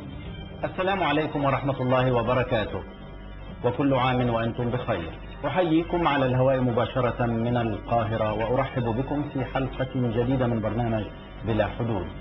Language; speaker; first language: Arabic; native; Arabic